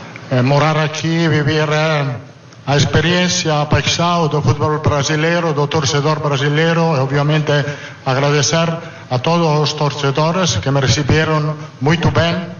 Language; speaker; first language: Portuguese; non-native, fluent; Italian